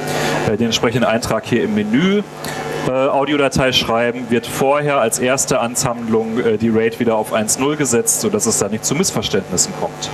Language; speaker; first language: German; native; German